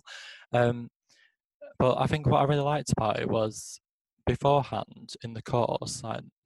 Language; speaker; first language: English; native; English